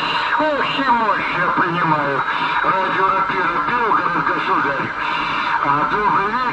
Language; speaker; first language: Russian; native; Russian